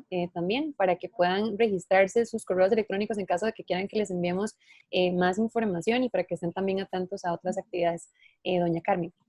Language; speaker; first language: Spanish; native; Spanish